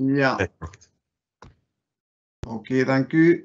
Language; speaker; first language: Dutch; non-native, local second language; French